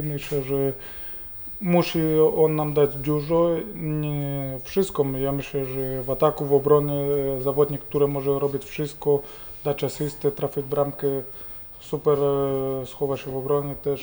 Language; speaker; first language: Polish; non-native, fluent; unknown